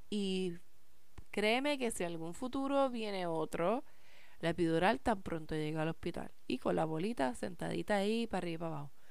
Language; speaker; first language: Spanish; early bilingual, heritage; Spanish